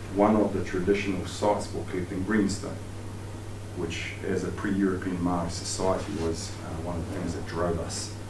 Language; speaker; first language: English; native; English